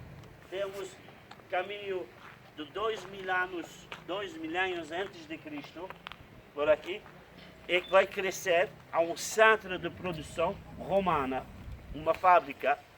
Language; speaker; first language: Portuguese; non-native, fluent; Turkish